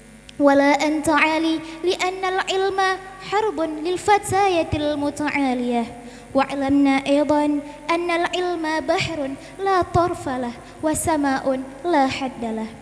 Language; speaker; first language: Arabic; non-native, learner; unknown